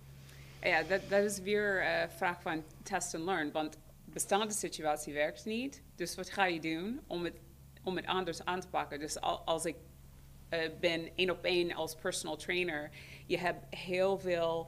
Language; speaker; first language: Dutch; non-native, fluent; English